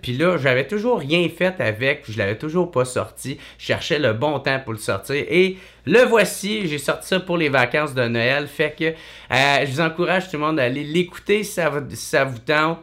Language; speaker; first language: French; native; French